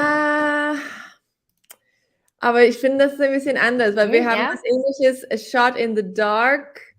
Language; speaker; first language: German; non-native, fluent; English